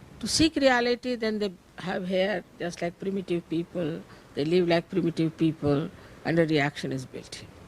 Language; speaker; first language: English; non-native, local second language; Marathi